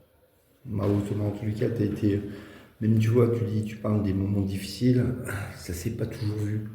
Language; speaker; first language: French; native; French